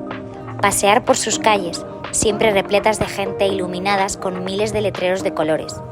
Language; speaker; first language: Spanish; native; Spanish